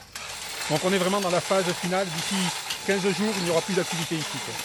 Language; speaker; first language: French; native; French